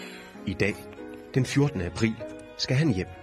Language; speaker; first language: Danish; native; Danish